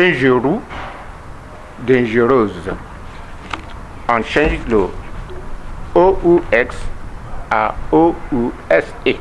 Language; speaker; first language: French; non-native, learner; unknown